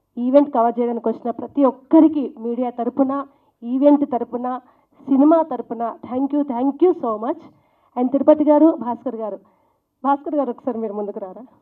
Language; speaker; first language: Telugu; native; Telugu